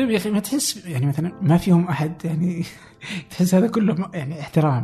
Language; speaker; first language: Arabic; native; Arabic